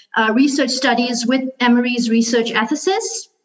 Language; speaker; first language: English; non-native, local second language; Urdu